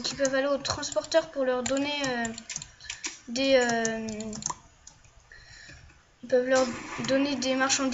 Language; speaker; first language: French; native; French